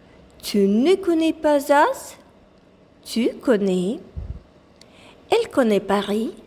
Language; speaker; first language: French; non-native, fluent; Ukrainian